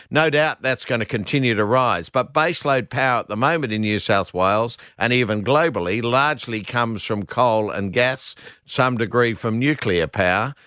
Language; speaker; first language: English; native; English